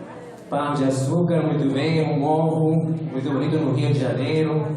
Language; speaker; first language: Portuguese; non-native, fluent; Spanish